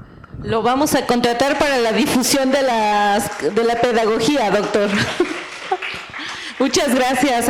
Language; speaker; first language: Spanish; native; Spanish